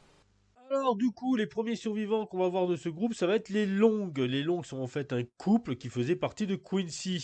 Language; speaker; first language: French; native; French